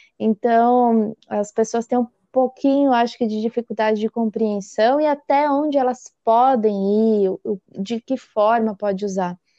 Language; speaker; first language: Portuguese; native; Portuguese